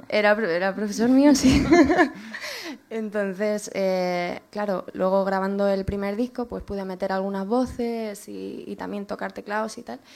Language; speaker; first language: Spanish; native; Spanish